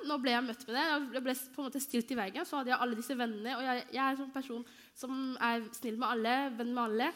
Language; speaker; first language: Norwegian; early bilingual, other home language; Somali